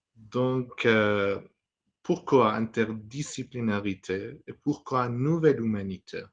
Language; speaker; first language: French; non-native, fluent; Persian